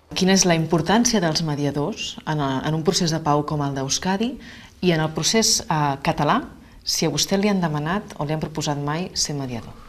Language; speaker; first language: Catalan; native; Catalan